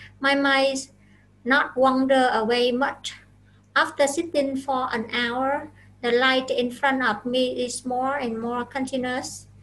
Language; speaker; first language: English; non-native, fluent; Vietnamese